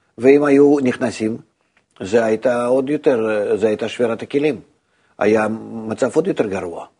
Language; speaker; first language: Hebrew; non-native, fluent; Russian